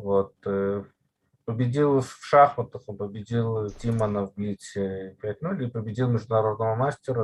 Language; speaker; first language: Russian; native; Russian